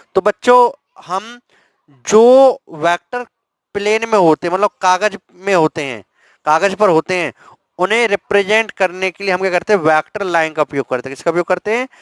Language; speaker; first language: Hindi; native; Hindi